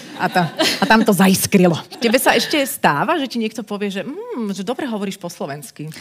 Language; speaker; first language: Slovak; native; Slovak